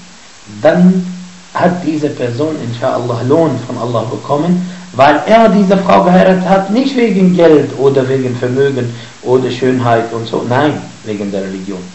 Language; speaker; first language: German; non-native, fluent; Arabic